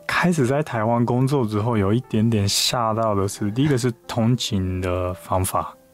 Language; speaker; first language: Chinese; non-native, fluent; Japanese